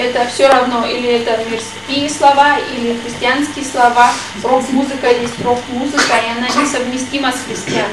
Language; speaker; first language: Russian; native; Russian